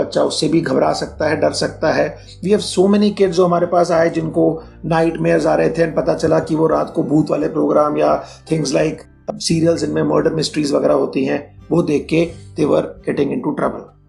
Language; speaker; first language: English; non-native, local second language; Hindi